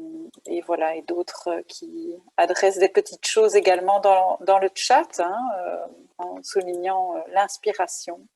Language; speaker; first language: French; native; French